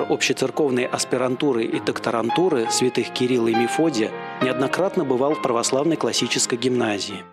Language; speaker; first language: Russian; native; Russian